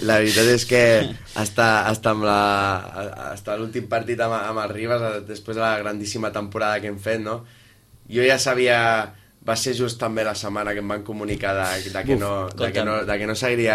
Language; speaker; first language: Catalan; native; Catalan